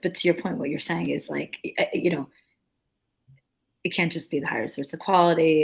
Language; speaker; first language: English; native; English